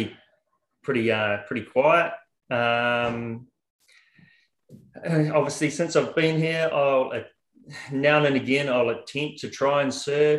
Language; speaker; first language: English; native; English